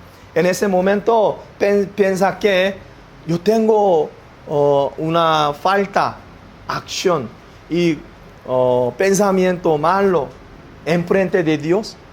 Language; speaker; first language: Spanish; non-native, learner; Korean